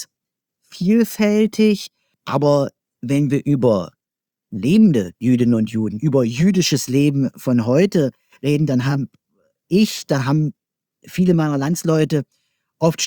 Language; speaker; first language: German; native; German